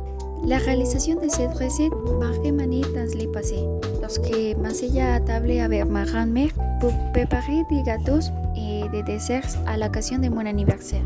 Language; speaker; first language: French; non-native, learner; Spanish